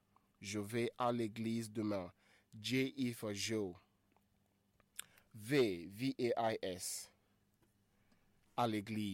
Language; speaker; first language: French; non-native, fluent; Igbo